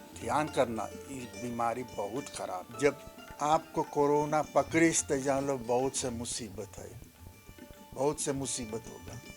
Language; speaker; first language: Hindi; early bilingual, heritage; Hindi